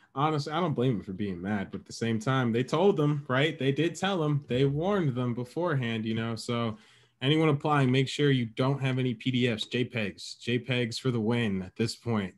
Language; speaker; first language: English; native; English